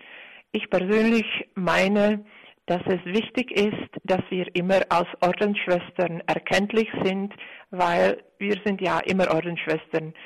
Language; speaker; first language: German; non-native, fluent; Czech